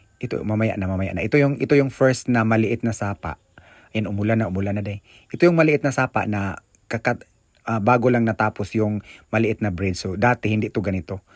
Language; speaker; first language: Filipino; non-native, local second language; Cebuano